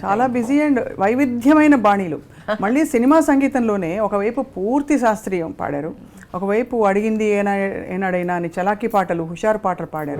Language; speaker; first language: Telugu; native; Telugu